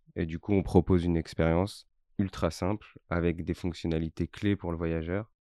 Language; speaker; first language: French; native; French